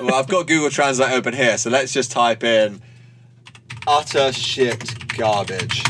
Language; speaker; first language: English; native; English